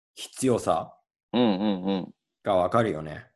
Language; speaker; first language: Japanese; non-native, fluent; English